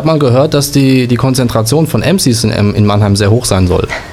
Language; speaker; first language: German; native; German